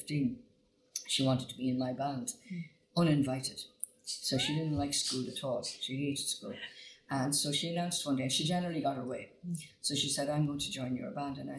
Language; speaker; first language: English; native; English